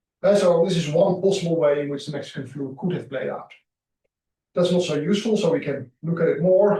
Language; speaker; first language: English; non-native, fluent; Dutch